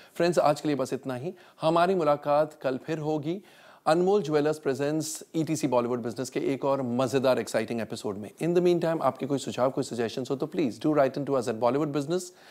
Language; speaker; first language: Hindi; native; Hindi